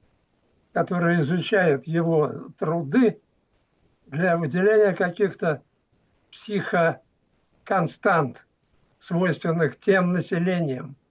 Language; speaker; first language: Russian; native; Russian